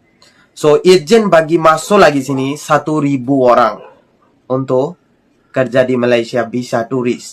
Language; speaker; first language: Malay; non-native, fluent; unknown